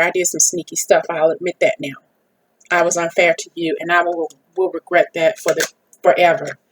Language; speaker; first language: English; native; English